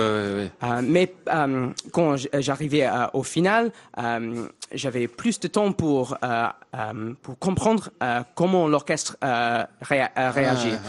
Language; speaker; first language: French; non-native, fluent; English